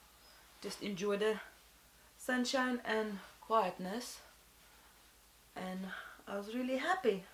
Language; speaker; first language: English; non-native, fluent; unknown